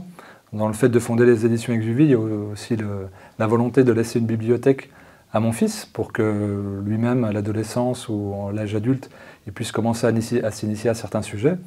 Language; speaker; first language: French; native; French